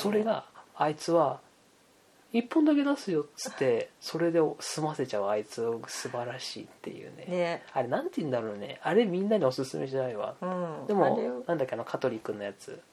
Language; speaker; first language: Japanese; native; Japanese